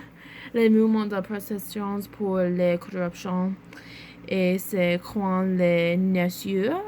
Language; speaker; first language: French; non-native, learner; English